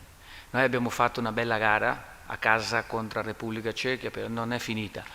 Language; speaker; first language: Italian; non-native, learner; Portuguese